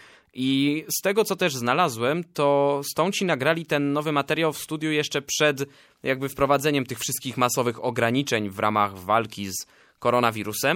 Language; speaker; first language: Polish; native; Polish